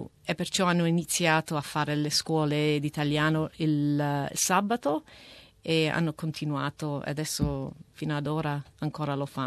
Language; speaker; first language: Italian; early bilingual, heritage; Italian